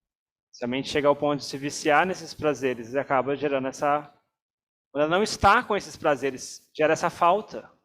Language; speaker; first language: Portuguese; native; Portuguese